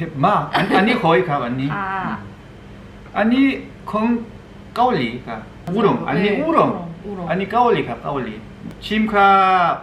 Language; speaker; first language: Thai; non-native, learner; Korean